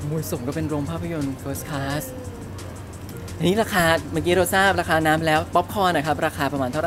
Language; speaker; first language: Thai; native; Thai